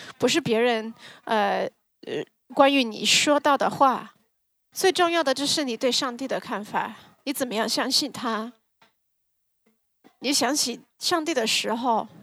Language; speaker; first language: Chinese; early bilingual, heritage; Chinese